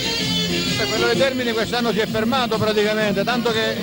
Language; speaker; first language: Italian; native; Italian